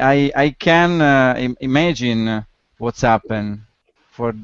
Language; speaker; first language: English; non-native, learner; Italian